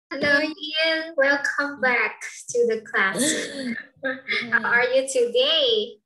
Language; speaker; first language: English; non-native, fluent; Vietnamese